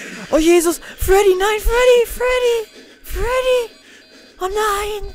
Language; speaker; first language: German; native; German